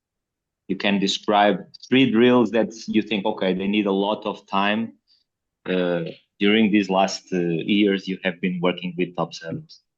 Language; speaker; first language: English; non-native, fluent; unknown